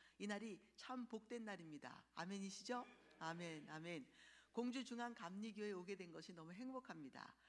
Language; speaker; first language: Korean; early bilingual, heritage; Korean